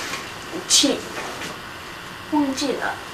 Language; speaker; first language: Chinese; early bilingual, heritage; Chinese